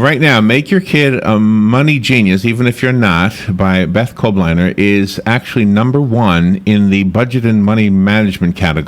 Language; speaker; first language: English; native; English